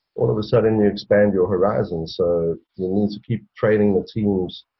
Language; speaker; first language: English; native; English